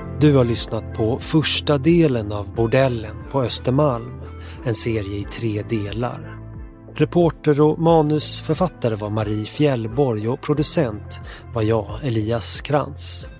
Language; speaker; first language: Swedish; native; Swedish